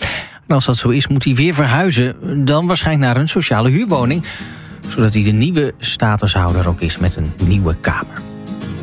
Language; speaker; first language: Dutch; native; Dutch